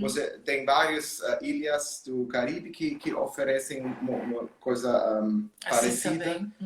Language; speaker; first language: Portuguese; non-native, learner; German